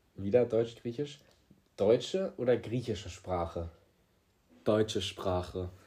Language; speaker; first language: German; early bilingual, other home language; Greek